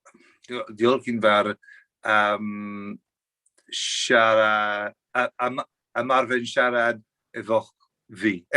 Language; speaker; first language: Welsh; non-native, learner; English